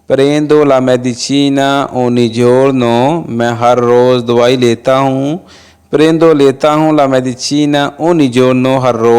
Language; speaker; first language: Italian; non-native, fluent; Urdu